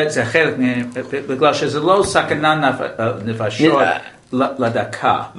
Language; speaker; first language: Hebrew; non-native, fluent; English